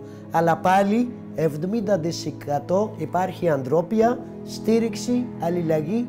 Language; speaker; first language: Greek; non-native, fluent; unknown